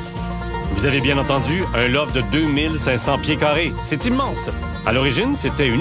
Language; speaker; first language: French; native; French